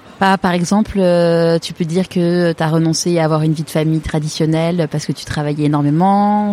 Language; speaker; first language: French; native; French